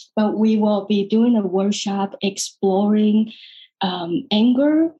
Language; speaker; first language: English; non-native, fluent; Chinese